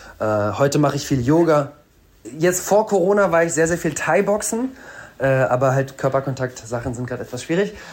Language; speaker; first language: German; early bilingual, other home language; Russian